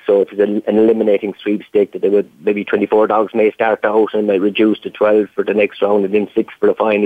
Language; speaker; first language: English; native; English